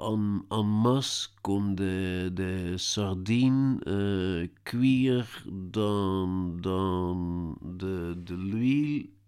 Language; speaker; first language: French; non-native, learner; Dutch